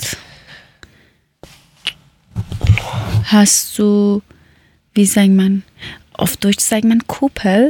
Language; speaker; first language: German; non-native, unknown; Persian